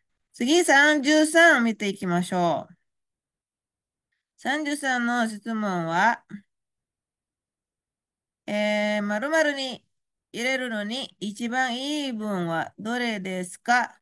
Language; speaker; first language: Japanese; non-native, fluent; Indonesian